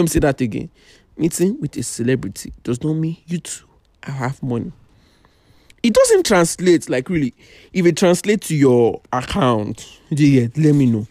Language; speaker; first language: English; non-native, local second language; Yoruba